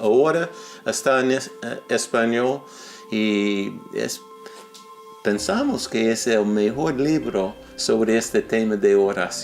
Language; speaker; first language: Spanish; non-native, fluent; English